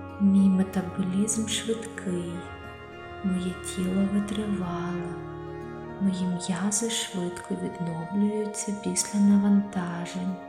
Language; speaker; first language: Ukrainian; native; Ukrainian